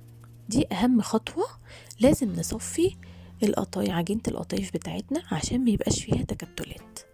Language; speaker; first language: Arabic; native; Arabic